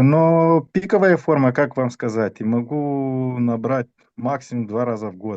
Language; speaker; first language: Russian; non-native, fluent; Romanian